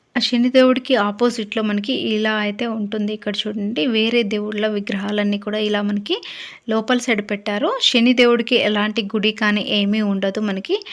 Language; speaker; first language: Telugu; native; Telugu